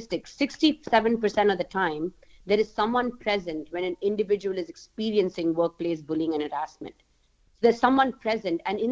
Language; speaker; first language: English; non-native, local second language; Hindi